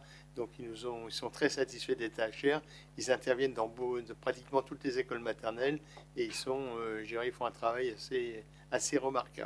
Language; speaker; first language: French; native; French